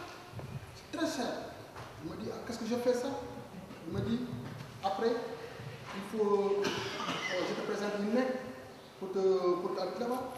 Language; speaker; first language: French; non-native, learner; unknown